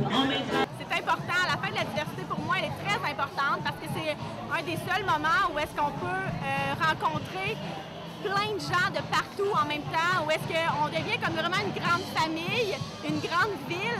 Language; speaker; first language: French; native; French